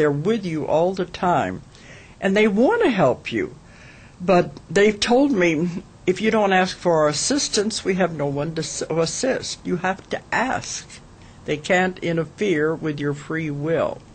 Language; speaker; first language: English; native; English